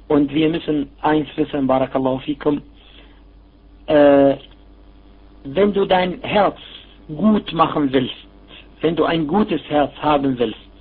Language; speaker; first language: German; non-native, fluent; Arabic